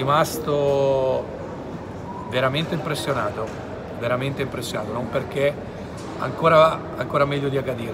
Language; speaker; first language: Italian; native; Italian